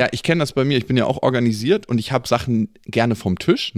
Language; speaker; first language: German; native; German